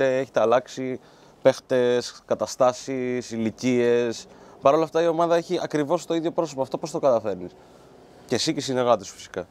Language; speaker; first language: Greek; native; Greek